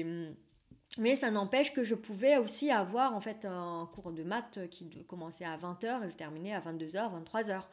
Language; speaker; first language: French; non-native, fluent; Vietnamese